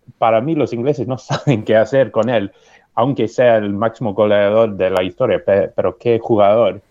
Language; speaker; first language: Spanish; non-native, fluent; English